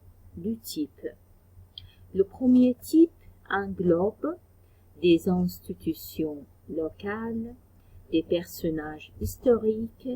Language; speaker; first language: French; non-native, fluent; Arabic